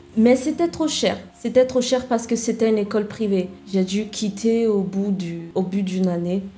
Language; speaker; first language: French; non-native, fluent; English